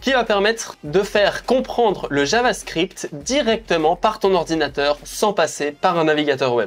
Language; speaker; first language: French; native; French